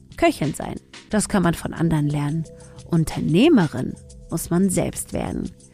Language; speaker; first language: German; early bilingual, other home language; Tigrinya